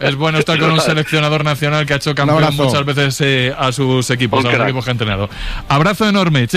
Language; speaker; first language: Spanish; native; Spanish